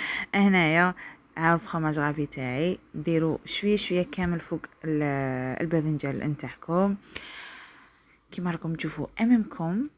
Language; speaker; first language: Arabic; native; Arabic